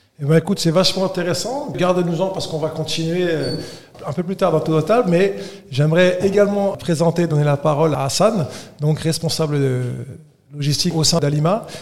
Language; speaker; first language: French; native; French